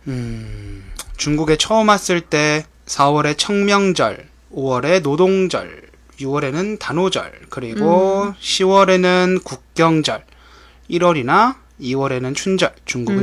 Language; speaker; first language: Korean; native; Korean